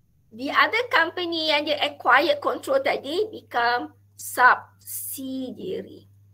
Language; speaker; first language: English; non-native, local second language; Malay